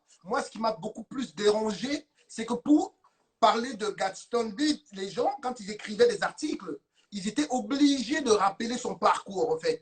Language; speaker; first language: French; native; French